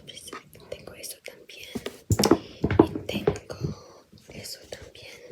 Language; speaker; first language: Spanish; non-native, fluent; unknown